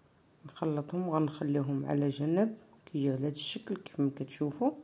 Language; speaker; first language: Arabic; native; Arabic